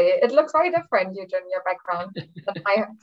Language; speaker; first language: English; non-native, fluent; German